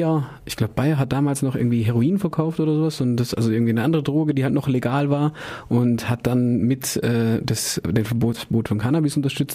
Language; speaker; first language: German; native; German